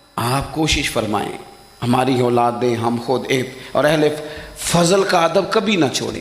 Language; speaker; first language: Urdu; non-native, local second language; Punjabi